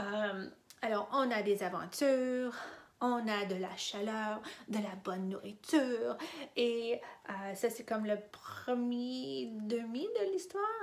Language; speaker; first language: French; non-native, fluent; English